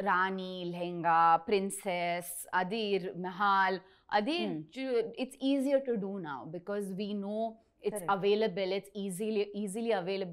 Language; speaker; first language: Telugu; non-native, learner; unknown